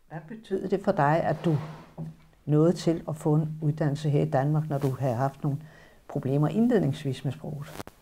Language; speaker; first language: Danish; native; Danish